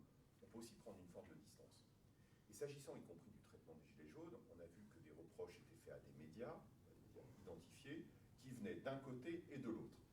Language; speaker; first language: French; native; French